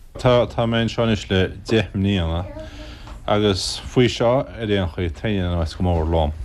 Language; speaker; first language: Irish; native; Irish